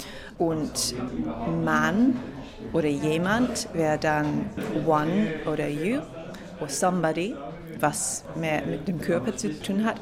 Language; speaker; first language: German; non-native, fluent; English